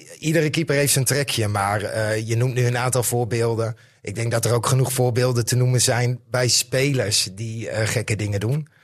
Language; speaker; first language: Dutch; native; Dutch